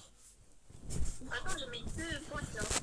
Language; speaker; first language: French; native; French